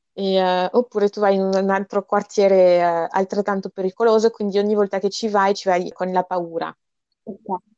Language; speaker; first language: Italian; early bilingual, other home language; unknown